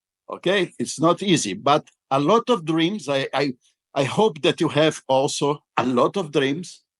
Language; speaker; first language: English; non-native, fluent; Portuguese